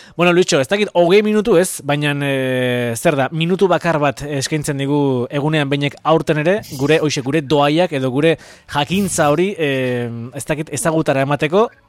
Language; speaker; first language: Basque; native; Basque